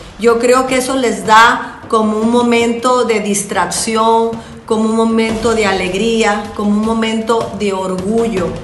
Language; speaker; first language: Spanish; native; Spanish